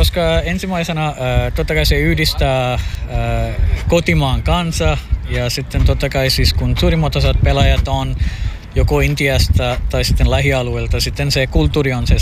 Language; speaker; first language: Finnish; non-native, fluent; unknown